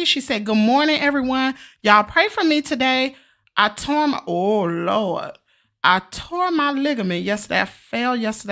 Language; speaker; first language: English; native; English